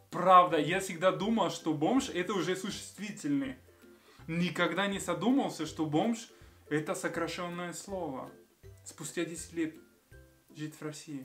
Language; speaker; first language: Russian; non-native, fluent; Spanish